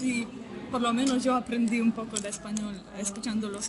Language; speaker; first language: Spanish; non-native, learner; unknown